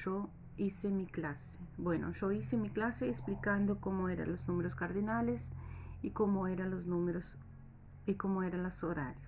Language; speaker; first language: Spanish; non-native, fluent; Portuguese